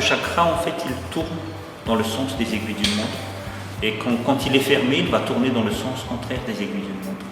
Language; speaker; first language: French; non-native, local second language; Malagasy